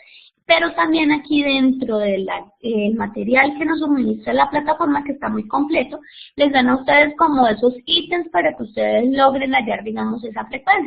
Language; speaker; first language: Spanish; native; Spanish